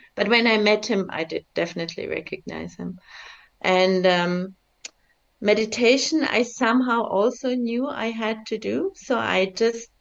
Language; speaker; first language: English; early bilingual, other home language; German